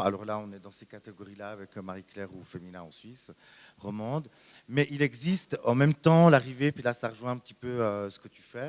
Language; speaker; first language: French; native; French